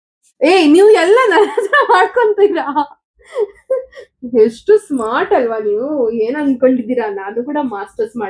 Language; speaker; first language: Kannada; non-native, learner; Marathi